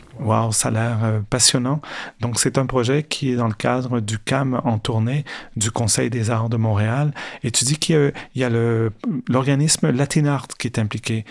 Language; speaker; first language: French; non-native, fluent; Spanish